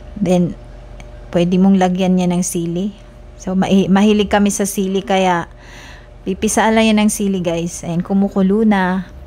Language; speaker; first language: Filipino; non-native, local second language; Cebuano